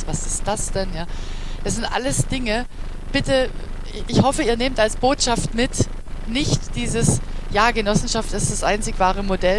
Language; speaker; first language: German; native; German